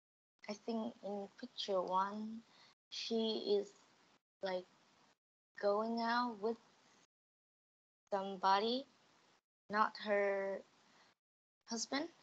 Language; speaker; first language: English; non-native, learner; Vietnamese